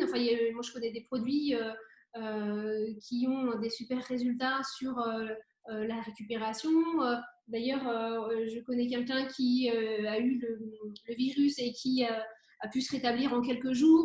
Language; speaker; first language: French; native; French